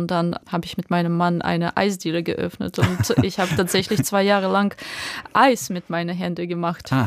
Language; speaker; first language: German; non-native, fluent; Ukrainian